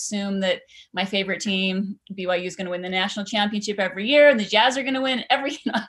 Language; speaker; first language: English; native; English